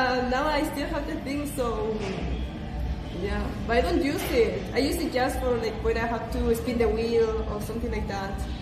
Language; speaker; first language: English; non-native, fluent; Spanish